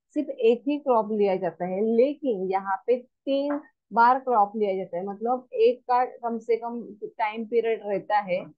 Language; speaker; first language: Hindi; non-native, local second language; Marathi